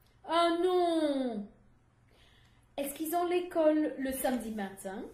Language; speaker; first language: French; non-native, learner; English